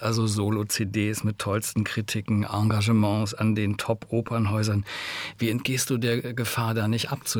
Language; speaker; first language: German; native; German